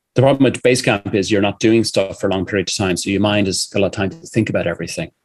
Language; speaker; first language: English; native; English